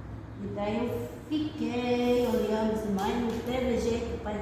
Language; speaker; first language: Portuguese; non-native, local second language; Guarani